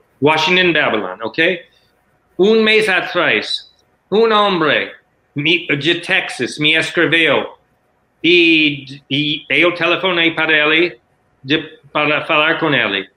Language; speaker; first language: Portuguese; non-native, learner; English